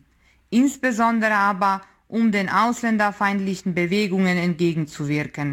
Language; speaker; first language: German; non-native, fluent; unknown